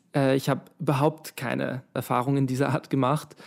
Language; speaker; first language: German; native; German